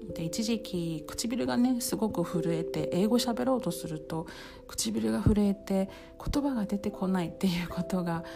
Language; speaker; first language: Japanese; native; Japanese